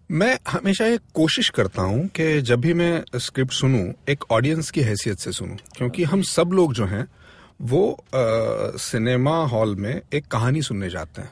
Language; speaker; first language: Hindi; non-native, local second language; Marathi